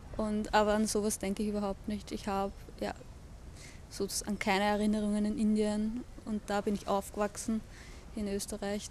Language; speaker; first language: German; native; German